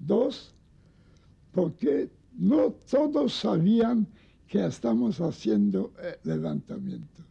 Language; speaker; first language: Spanish; non-native, learner; Yiddish